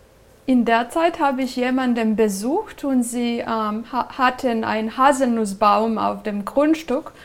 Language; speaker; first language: German; non-native, fluent; Serbian